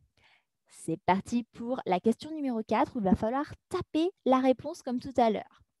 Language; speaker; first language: French; native; French